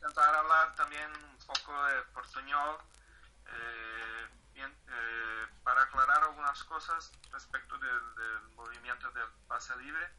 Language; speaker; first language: Spanish; non-native, fluent; Portuguese